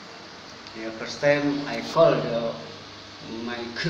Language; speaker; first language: English; non-native, learner; Indonesian